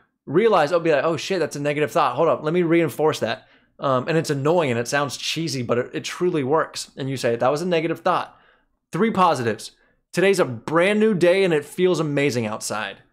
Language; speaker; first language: English; native; English